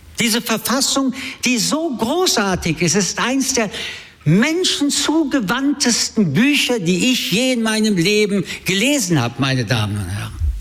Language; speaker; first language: German; early bilingual, other home language; French